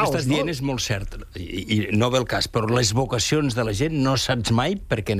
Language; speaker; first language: Catalan; native; Catalan